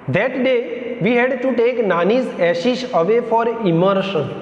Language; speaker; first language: English; non-native, local second language; Gujarati